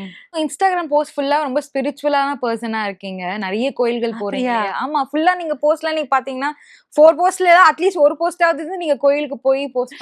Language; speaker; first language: Tamil; native; Tamil